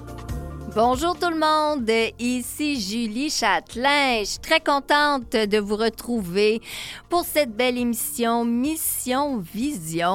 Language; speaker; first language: French; native; French